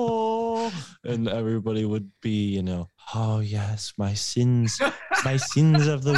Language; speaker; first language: English; native; English